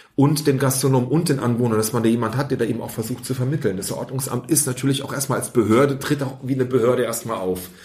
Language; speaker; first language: German; early bilingual, other home language; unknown